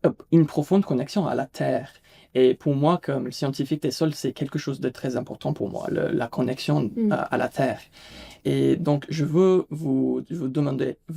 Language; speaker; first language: French; non-native, fluent; English